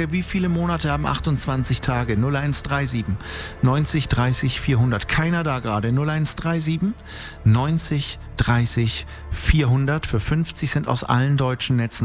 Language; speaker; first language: German; native; German